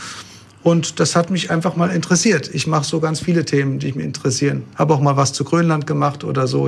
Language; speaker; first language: German; native; German